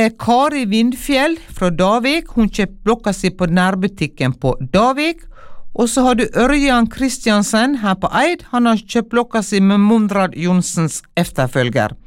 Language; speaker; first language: Norwegian; native; Norwegian